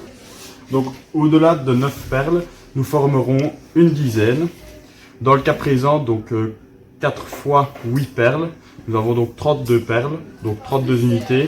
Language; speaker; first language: French; native; French